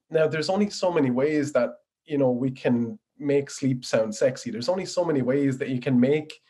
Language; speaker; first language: English; native; English